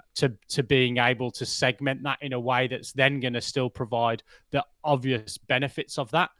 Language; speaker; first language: English; native; English